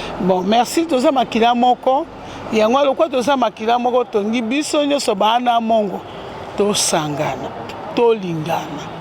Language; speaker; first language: Lingala; native; Lingala